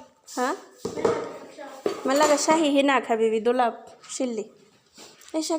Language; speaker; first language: Arabic; non-native, learner; Bangla